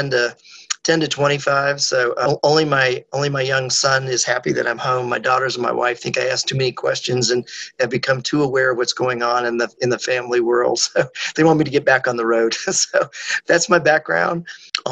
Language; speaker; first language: English; native; English